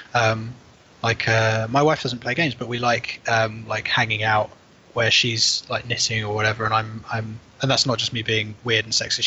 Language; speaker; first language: English; native; English